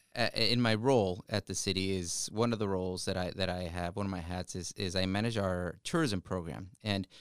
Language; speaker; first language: English; early bilingual, other home language; Spanish